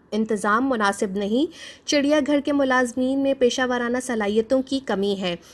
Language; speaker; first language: Urdu; native; Urdu